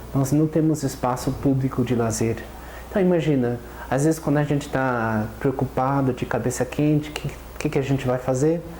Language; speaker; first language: Portuguese; non-native, fluent; English